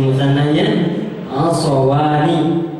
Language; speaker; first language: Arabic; non-native, fluent; Indonesian